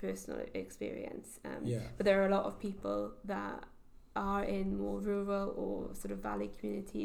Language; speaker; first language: English; native; English